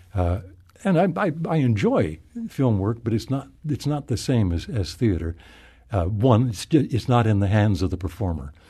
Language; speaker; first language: English; native; English